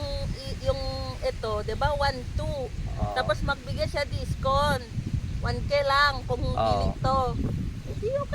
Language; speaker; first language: Filipino; non-native, learner; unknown